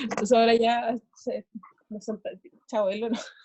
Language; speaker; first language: Spanish; native; Spanish